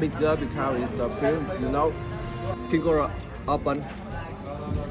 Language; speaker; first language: English; non-native, learner; Vietnamese